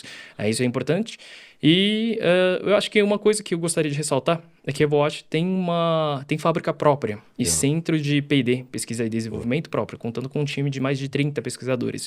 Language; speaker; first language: Portuguese; early bilingual, other home language; Chinese